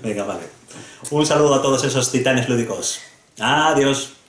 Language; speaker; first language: Spanish; native; Spanish